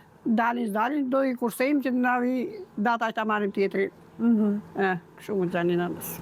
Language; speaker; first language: Albanian; native; Albanian